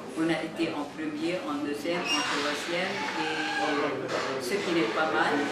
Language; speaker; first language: French; non-native, local second language; Arabic